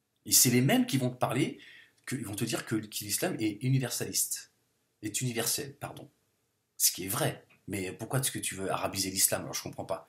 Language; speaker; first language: French; native; French